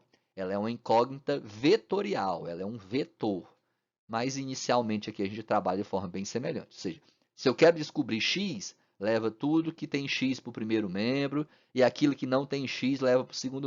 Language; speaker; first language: Portuguese; native; Portuguese